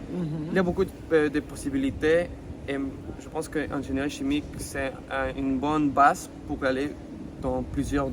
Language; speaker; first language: French; non-native, fluent; Spanish